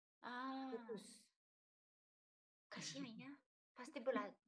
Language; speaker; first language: Indonesian; non-native, fluent; Japanese